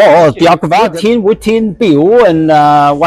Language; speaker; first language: Welsh; non-native, learner; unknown